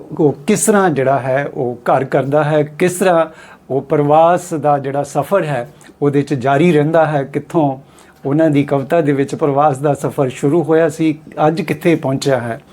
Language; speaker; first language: Punjabi; native; Punjabi